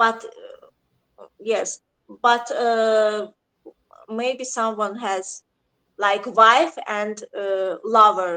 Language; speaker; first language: English; non-native, learner; Azerbaijani